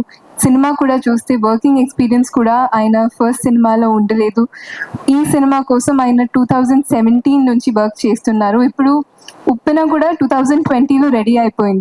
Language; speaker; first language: Telugu; non-native, fluent; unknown